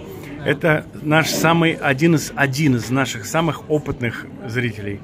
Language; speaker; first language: Russian; native; Russian